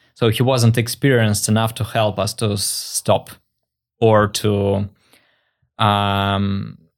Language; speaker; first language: English; non-native, fluent; Russian